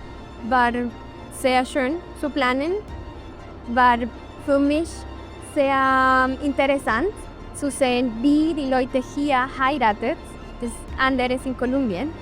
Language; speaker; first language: German; non-native, fluent; Spanish